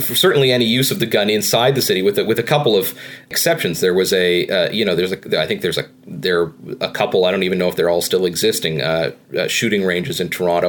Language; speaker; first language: English; native; English